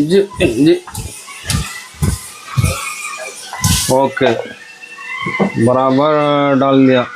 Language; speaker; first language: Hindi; non-native, local second language; Tamil